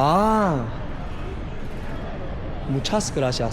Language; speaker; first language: Spanish; non-native, learner; Korean